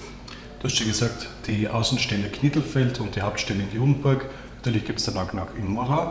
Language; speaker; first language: German; native; German